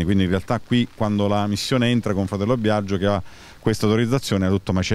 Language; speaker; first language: Italian; native; Italian